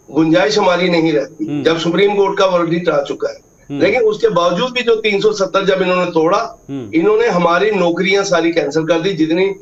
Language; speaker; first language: Hindi; native; Hindi